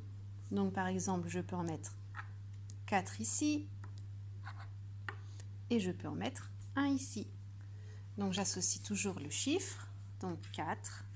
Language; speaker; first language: French; native; French